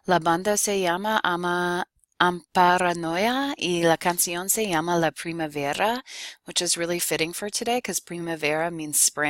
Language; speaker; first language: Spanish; non-native, fluent; English